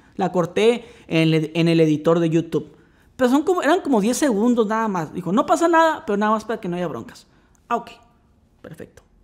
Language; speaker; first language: Spanish; native; Spanish